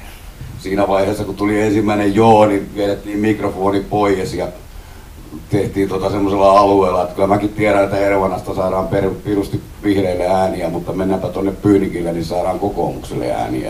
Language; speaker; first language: Finnish; native; Finnish